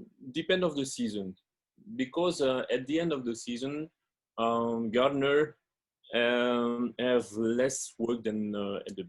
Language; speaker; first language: English; non-native, fluent; French